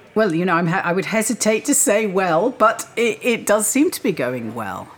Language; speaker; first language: English; native; English